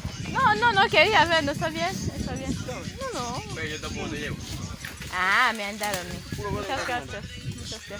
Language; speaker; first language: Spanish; non-native, learner; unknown